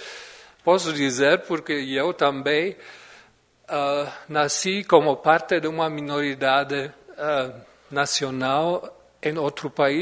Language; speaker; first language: Portuguese; non-native, fluent; German